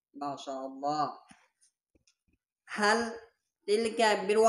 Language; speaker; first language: Arabic; non-native, learner; Bangla